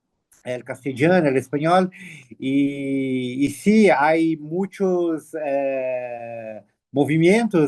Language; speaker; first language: Spanish; non-native, learner; Portuguese